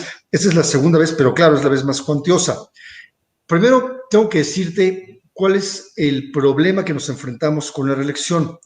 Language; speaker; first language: Spanish; native; Spanish